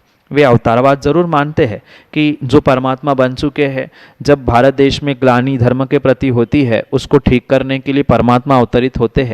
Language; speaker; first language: Hindi; native; Hindi